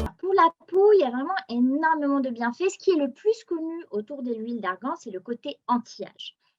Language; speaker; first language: French; non-native, local second language; Arabic